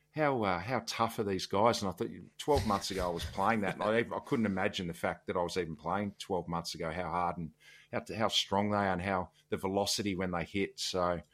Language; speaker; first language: English; native; English